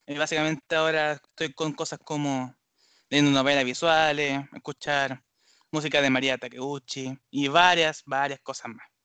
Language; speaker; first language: Spanish; non-native, learner; Japanese